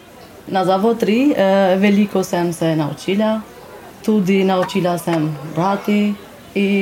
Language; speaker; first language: Slovenian; non-native, learner; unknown